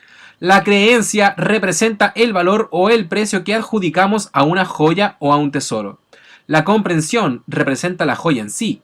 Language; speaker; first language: Spanish; native; Spanish